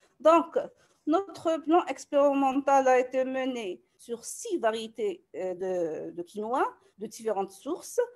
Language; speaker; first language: French; non-native, local second language; Arabic